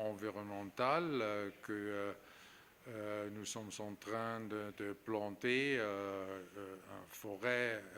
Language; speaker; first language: French; non-native, fluent; German